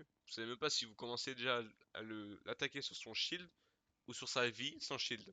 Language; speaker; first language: French; native; French